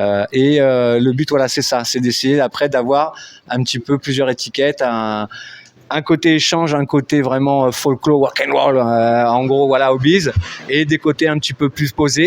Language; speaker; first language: French; native; French